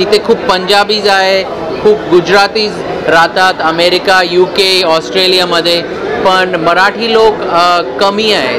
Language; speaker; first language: Marathi; early bilingual, heritage; English